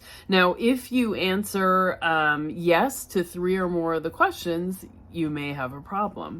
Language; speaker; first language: English; native; English